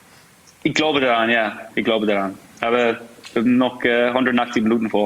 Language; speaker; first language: German; non-native, fluent; English